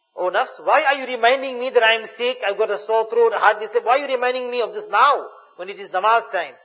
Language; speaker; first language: English; native; English